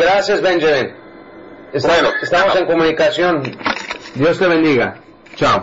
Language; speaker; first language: Spanish; native; Spanish